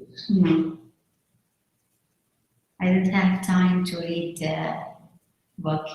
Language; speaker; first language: English; non-native, learner; Arabic